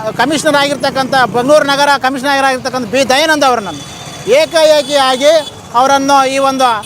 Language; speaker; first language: Kannada; native; Kannada